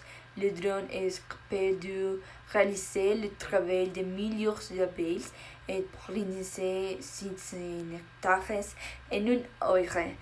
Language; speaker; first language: French; non-native, learner; Spanish